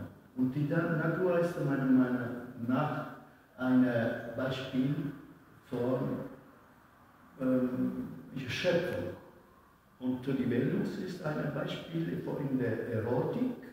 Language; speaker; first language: German; non-native, fluent; Italian